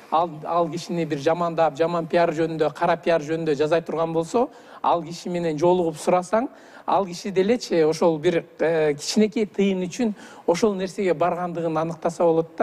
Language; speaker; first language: Kyrgyz; native; Kyrgyz